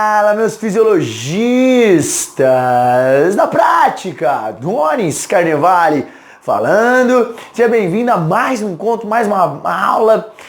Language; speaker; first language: Portuguese; native; Portuguese